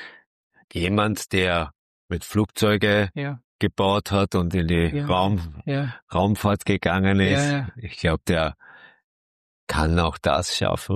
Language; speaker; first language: German; native; German